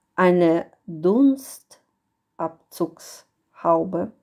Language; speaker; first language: German; non-native, fluent; Russian